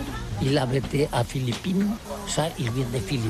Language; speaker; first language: French; non-native, learner; Catalan